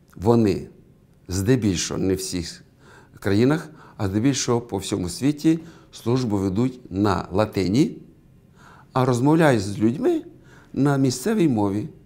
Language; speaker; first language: Ukrainian; native; Ukrainian